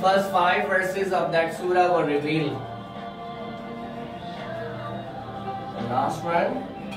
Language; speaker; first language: English; non-native, local second language; Urdu